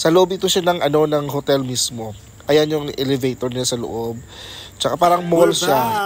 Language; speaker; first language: Filipino; non-native, local second language; Hiligaynon